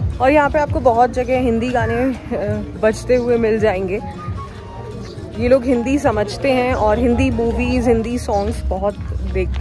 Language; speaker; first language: Hindi; native; Hindi